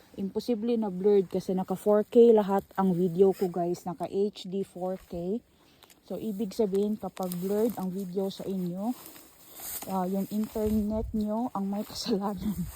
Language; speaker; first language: Filipino; non-native, local second language; Cebuano